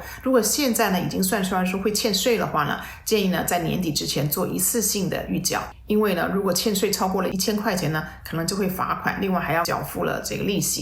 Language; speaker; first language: Chinese; native; Chinese